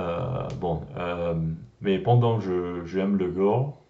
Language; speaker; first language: French; non-native, learner; English